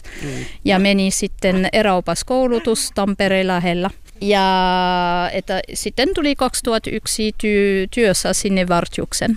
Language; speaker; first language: Finnish; non-native, learner; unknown